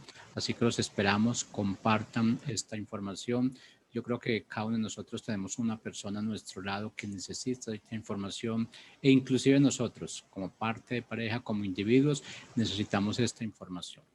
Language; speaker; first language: Spanish; native; Spanish